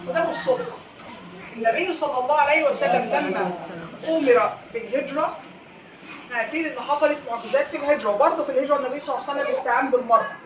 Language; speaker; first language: Egyptian Arabic; native; Egyptian Arabic